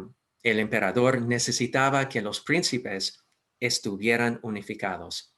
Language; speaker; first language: Spanish; non-native, fluent; English